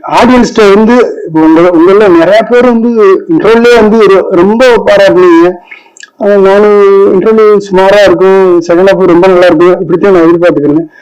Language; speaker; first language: Tamil; native; Tamil